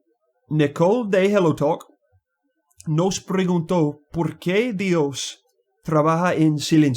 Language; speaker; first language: Spanish; non-native, learner; English